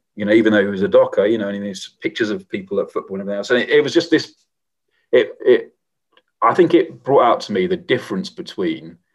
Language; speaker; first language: English; native; English